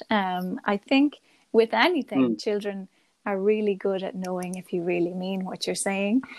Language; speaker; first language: English; native; English